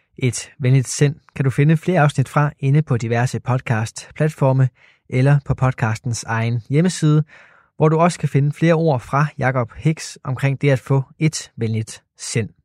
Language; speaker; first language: Danish; native; Danish